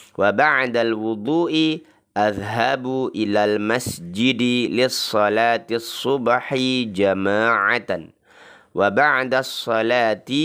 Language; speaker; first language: Arabic; non-native, learner; Indonesian